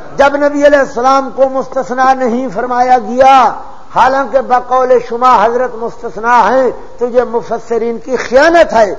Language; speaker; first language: Urdu; non-native, local second language; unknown